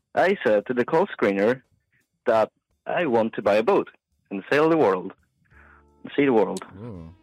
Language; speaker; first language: English; non-native, fluent; Polish